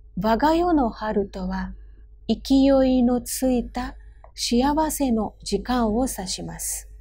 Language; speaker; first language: Japanese; non-native, fluent; Hindi